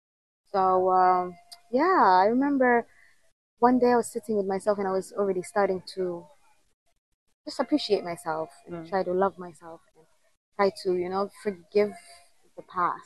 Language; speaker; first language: English; non-native, fluent; Somali